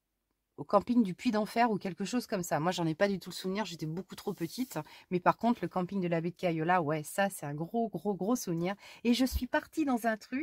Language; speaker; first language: French; native; French